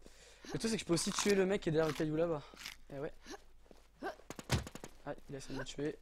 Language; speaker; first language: French; native; French